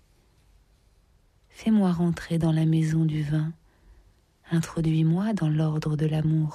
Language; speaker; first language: French; native; French